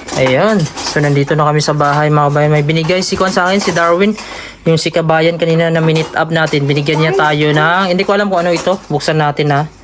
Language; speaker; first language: Filipino; non-native, local second language; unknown